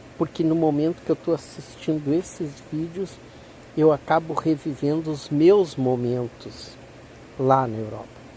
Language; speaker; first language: Portuguese; native; Portuguese